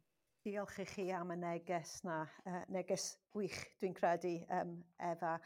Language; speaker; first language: Welsh; non-native, local second language; English